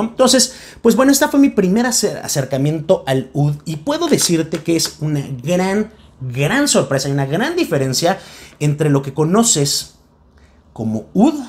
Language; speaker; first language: Spanish; native; Spanish